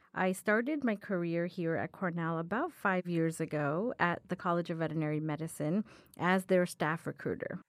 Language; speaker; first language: English; early bilingual, other home language; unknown